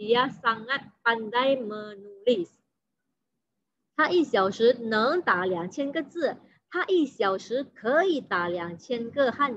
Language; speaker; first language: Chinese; non-native, fluent; Indonesian